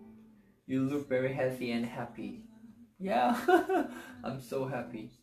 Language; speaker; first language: English; non-native, learner; Korean